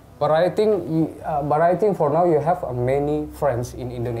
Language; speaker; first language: English; non-native, learner; Indonesian